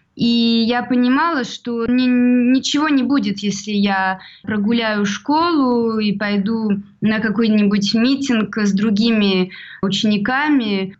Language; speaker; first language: Russian; early bilingual, heritage; Russian